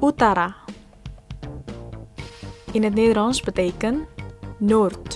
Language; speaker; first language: Dutch; non-native, learner; Indonesian